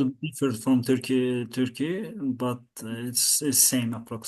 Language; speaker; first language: English; non-native, learner; Azerbaijani